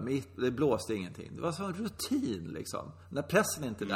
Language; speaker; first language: Swedish; native; Swedish